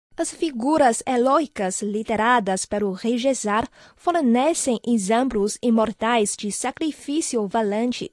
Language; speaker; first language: Portuguese; non-native, fluent; Chinese